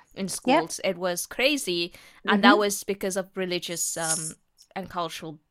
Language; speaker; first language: English; native; English